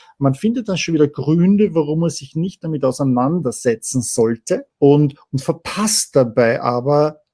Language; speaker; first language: German; native; German